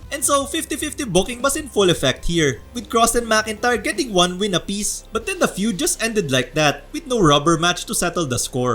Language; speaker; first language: English; native; English